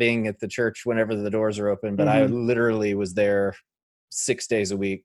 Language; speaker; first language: English; native; English